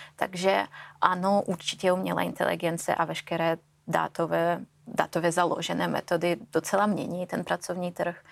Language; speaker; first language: Czech; non-native, fluent; Russian